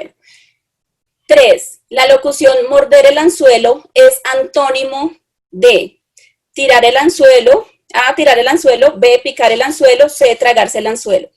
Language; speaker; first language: Spanish; native; Spanish